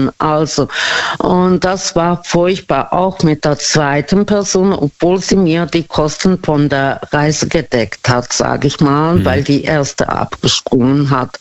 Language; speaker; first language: German; non-native, fluent; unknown